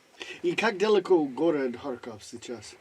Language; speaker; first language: Russian; non-native, learner; English